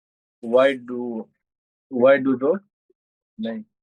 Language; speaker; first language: English; non-native, learner; Hindi